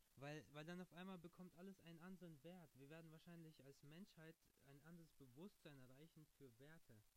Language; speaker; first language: German; early bilingual, other home language; Russian